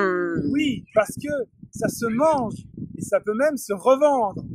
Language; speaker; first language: French; native; French